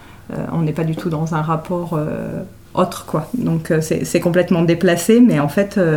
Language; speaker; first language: French; native; French